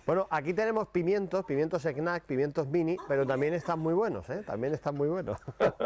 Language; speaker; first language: Spanish; native; Spanish